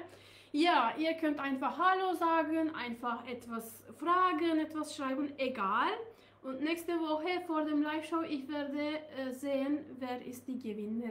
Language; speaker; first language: German; non-native, learner; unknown